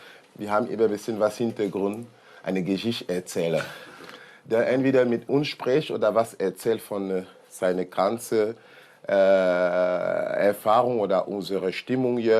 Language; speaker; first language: German; non-native, learner; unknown